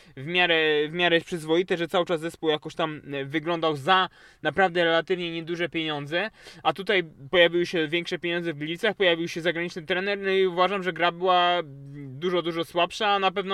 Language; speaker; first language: Polish; native; Polish